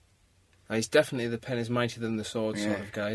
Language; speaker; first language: English; native; English